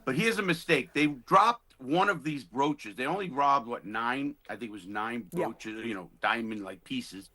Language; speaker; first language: English; native; English